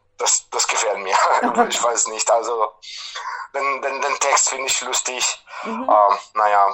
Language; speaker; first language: German; non-native, fluent; Italian